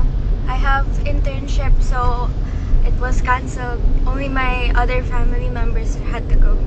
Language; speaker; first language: English; non-native, local second language; Filipino